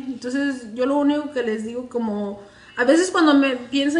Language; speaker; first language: Spanish; native; Spanish